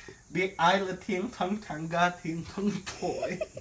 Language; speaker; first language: Vietnamese; non-native, learner; English